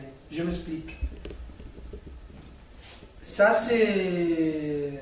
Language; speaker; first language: French; non-native, fluent; Italian